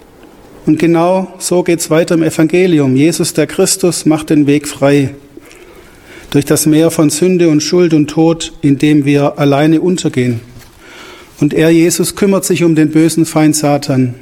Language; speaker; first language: German; native; German